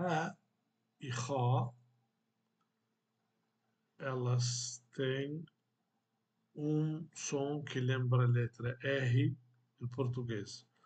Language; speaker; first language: Portuguese; non-native, fluent; Arabic